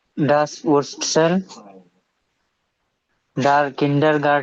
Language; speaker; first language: German; non-native, learner; Bangla